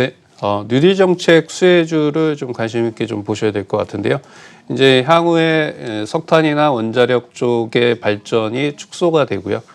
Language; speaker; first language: Korean; native; Korean